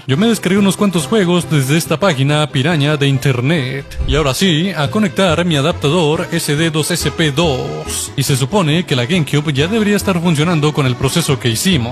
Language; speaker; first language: Spanish; native; Spanish